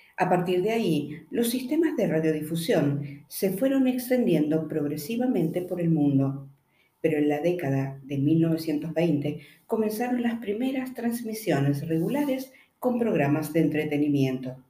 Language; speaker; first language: Spanish; native; Spanish